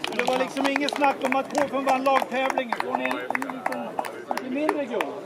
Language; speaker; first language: Swedish; native; Swedish